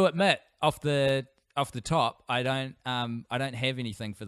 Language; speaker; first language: English; native; English